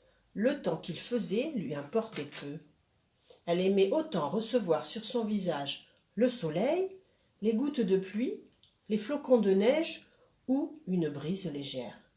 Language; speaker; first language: French; native; French